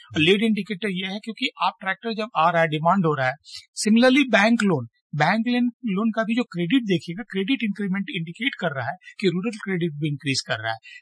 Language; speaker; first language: Hindi; native; Hindi